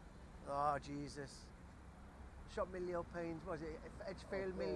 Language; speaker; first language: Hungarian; non-native, learner; English